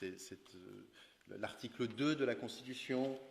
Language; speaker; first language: French; native; French